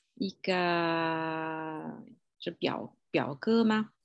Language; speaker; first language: Chinese; non-native, fluent; Italian